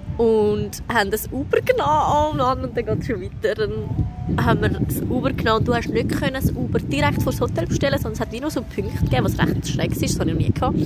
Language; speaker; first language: German; native; German